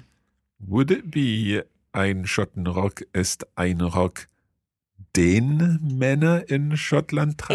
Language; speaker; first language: German; non-native, fluent; English